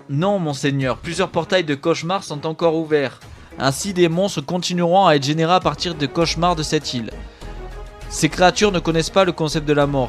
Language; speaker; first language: French; native; French